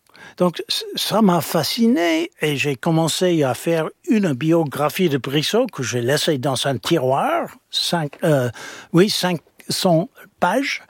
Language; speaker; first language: French; non-native, fluent; English